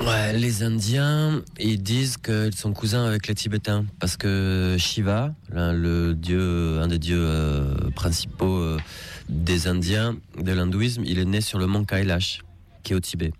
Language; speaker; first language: French; native; French